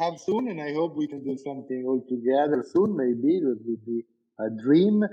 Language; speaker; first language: English; non-native, fluent; Italian